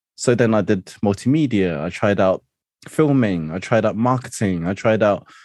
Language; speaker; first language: English; non-native, local second language; Cantonese